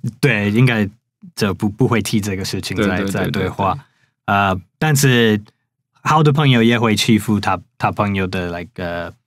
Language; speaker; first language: Chinese; non-native, fluent; English